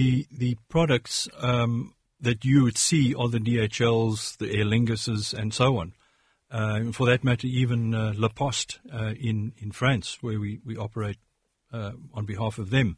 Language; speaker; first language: English; native; English